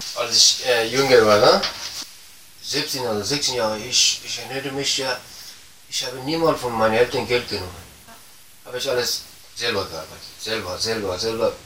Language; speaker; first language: German; non-native, learner; Persian